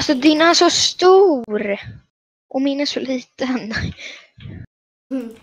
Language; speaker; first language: Swedish; native; Swedish